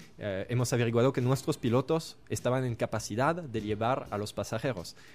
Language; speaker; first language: Spanish; non-native, fluent; French